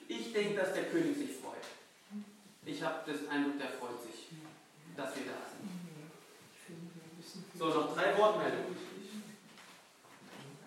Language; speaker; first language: German; native; German